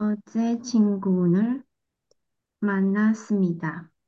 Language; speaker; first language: Korean; non-native, learner; Chinese